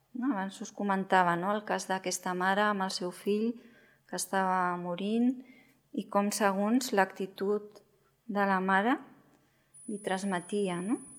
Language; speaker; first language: Catalan; non-native, local second language; Spanish